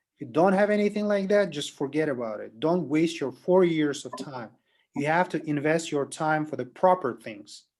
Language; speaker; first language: English; non-native, fluent; Kazakh